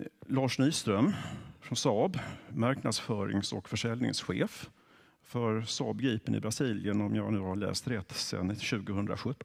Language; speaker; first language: Swedish; native; Swedish